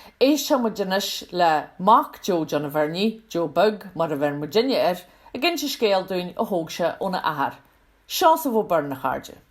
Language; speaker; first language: Irish; native; Irish